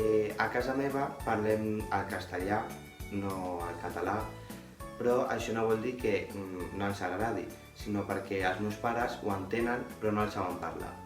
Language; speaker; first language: Catalan; non-native, local second language; Spanish